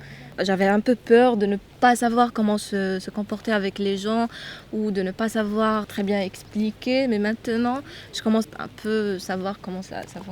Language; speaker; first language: French; non-native, local second language; Arabic